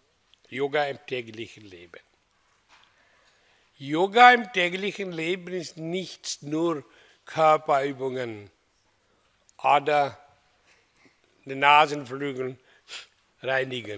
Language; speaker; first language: German; non-native, fluent; Hindi